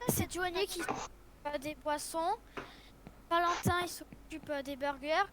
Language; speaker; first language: French; native; French